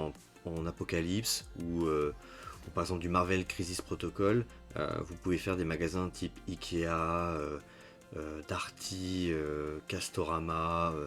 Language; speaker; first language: French; native; French